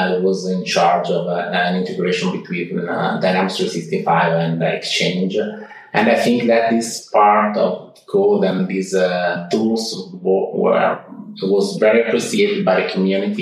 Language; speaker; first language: English; non-native, fluent; Italian